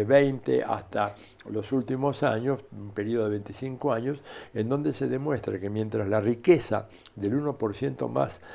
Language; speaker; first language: Spanish; native; Spanish